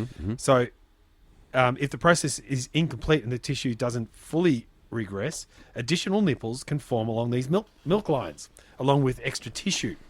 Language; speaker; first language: English; native; English